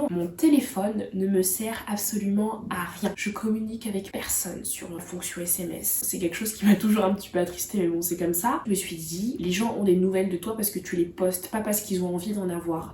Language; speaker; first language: French; native; French